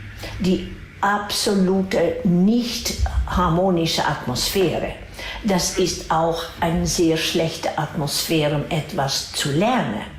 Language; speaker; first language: German; non-native, fluent; Dutch